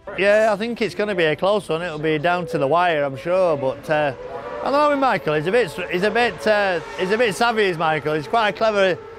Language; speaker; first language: English; native; English